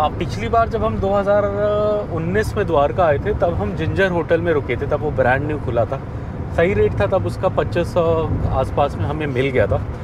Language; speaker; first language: Hindi; non-native, local second language; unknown